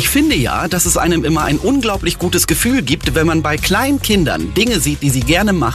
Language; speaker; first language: German; native; German